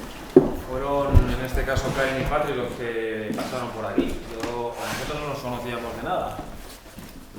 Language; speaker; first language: Spanish; native; Spanish